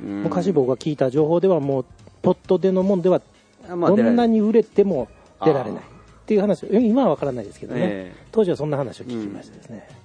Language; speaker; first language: Japanese; native; Japanese